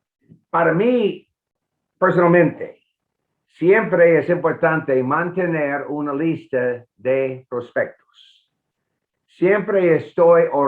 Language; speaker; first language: Spanish; non-native, fluent; English